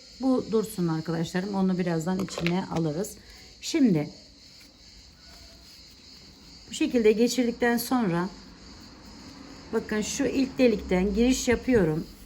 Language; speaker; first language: Turkish; native; Turkish